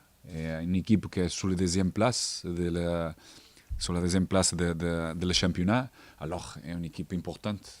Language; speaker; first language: French; non-native, learner; Portuguese